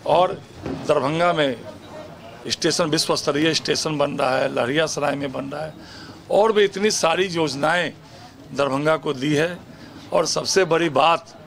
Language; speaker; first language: Hindi; native; Hindi